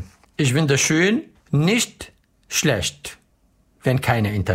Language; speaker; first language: German; non-native, learner; Arabic